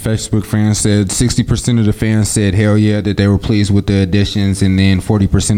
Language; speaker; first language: English; native; English